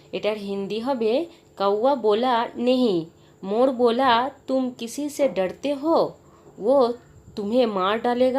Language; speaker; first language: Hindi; non-native, local second language; Bangla